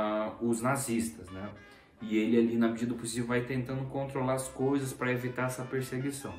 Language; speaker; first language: Portuguese; native; Portuguese